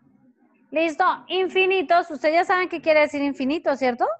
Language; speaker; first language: Spanish; native; Spanish